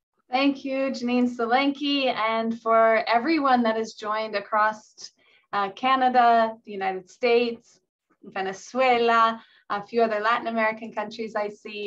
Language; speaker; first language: English; native; English